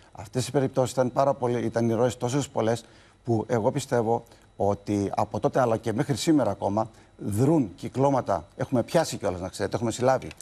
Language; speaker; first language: Greek; native; Greek